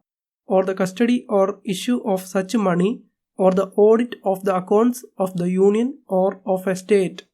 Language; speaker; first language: English; non-native, local second language; Malayalam